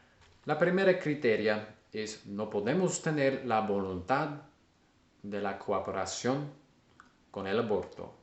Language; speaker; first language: Spanish; non-native, learner; English